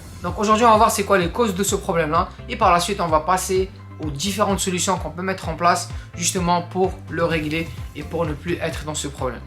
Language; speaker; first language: French; native; French